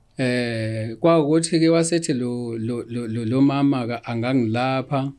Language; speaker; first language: Zulu; native; Zulu